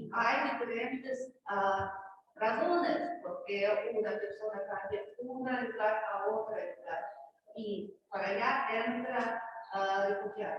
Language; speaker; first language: Spanish; non-native, learner; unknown